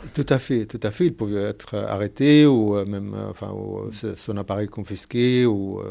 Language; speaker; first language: French; non-native, fluent; Arabic